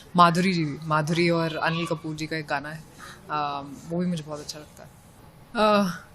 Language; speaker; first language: Hindi; native; Hindi